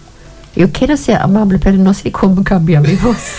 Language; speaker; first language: Spanish; non-native, fluent; German